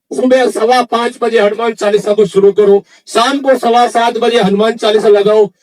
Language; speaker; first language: Hindi; non-native, local second language; Kannada